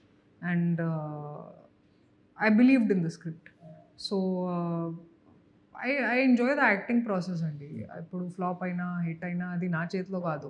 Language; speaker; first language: Telugu; non-native, local second language; Hindi